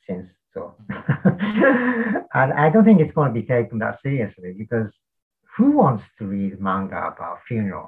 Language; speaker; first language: English; non-native, fluent; Japanese